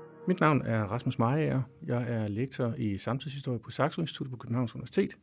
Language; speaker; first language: Danish; native; Danish